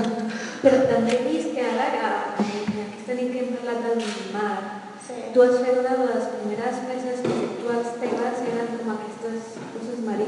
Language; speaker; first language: Catalan; non-native, fluent; Spanish